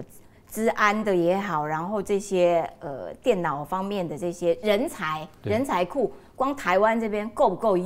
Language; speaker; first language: Chinese; native; Chinese